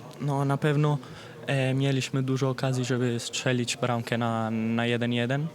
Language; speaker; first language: Polish; early bilingual, heritage; Polish